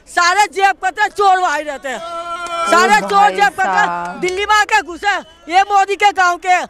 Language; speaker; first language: Hindi; non-native, local second language; Gujarati